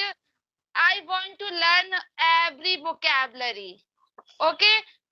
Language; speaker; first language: English; non-native, learner; Hindi